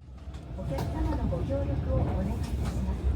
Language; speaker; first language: Japanese; native; Japanese